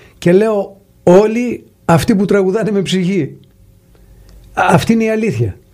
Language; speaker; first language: Greek; native; Greek